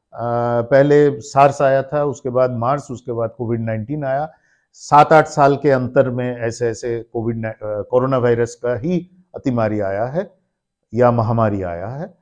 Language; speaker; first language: Hindi; non-native, local second language; Bangla